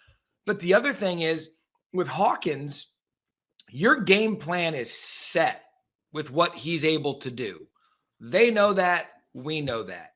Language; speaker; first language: English; native; English